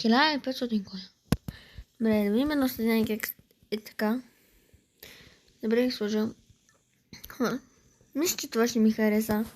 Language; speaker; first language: Bulgarian; native; Bulgarian